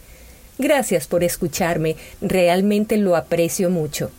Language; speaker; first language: Spanish; native; Spanish